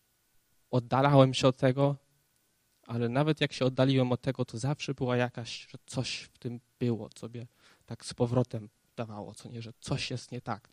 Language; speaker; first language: Polish; early bilingual, heritage; Polish